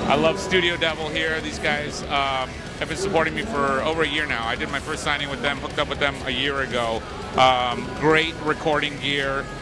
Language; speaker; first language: English; early bilingual, other home language; Spanish